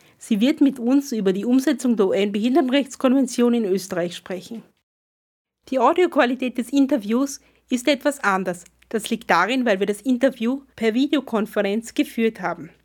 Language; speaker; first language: German; native; German